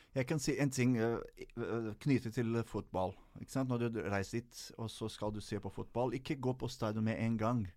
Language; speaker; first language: Norwegian; non-native, fluent; Portuguese